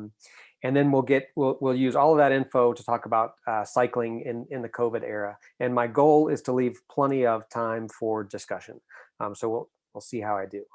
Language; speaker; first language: English; native; English